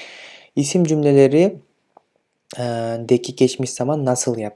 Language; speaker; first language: Turkish; non-native, fluent; Kyrgyz